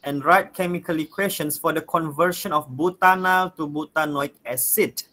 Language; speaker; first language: English; non-native, local second language; Malay